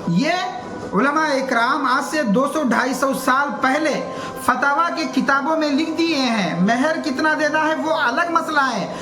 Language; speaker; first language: Urdu; native; Urdu